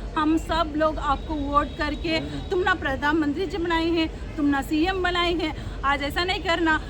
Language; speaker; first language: Hindi; non-native, local second language; Tamil